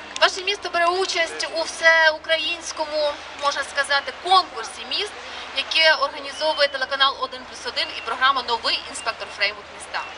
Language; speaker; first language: Ukrainian; native; Ukrainian